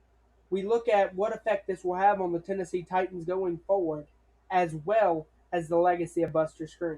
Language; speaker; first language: English; native; English